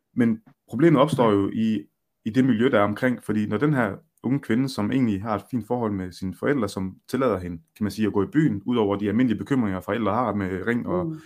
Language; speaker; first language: Danish; early bilingual, other home language; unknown